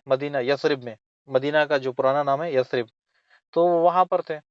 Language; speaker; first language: Urdu; native; Urdu